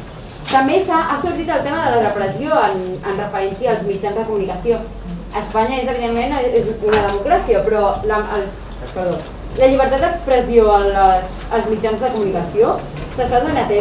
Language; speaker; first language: Catalan; native; Catalan